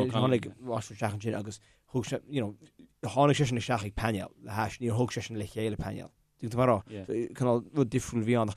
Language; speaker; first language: Irish; native; Irish